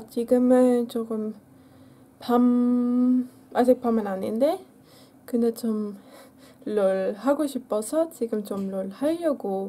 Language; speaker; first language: Korean; non-native, fluent; Dutch